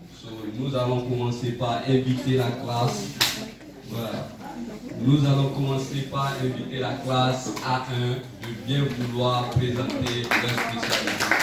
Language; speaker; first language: French; non-native, fluent; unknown